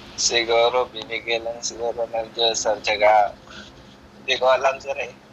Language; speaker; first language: Filipino; non-native, local second language; Hiligaynon